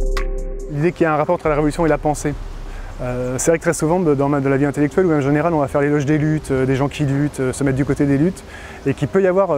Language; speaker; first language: French; native; French